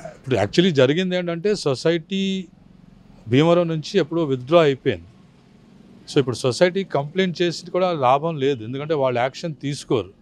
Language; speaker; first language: Telugu; non-native, fluent; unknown